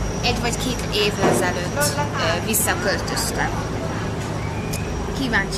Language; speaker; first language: Hungarian; early bilingual, heritage; Hungarian